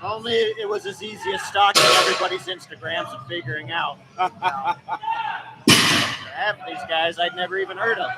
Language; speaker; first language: English; native; English